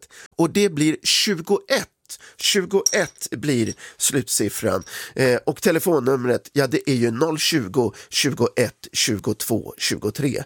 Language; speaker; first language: Swedish; native; Swedish